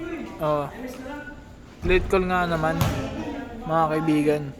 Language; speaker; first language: Filipino; non-native, local second language; Bikol